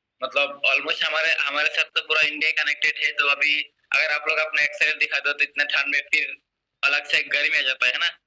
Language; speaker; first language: Hindi; non-native, local second language; Assamese